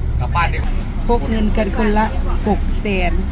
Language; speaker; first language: Thai; native; Thai